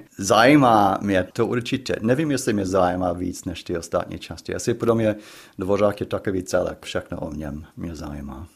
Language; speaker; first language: Czech; non-native, fluent; English